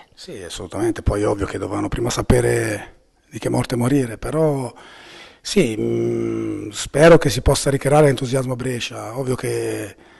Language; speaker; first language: Italian; native; Italian